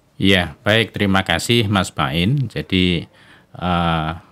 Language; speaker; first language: Indonesian; native; Indonesian